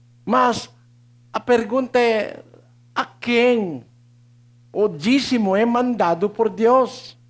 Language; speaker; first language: Portuguese; non-native, learner; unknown